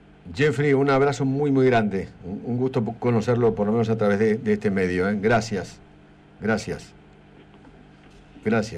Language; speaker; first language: Spanish; native; Spanish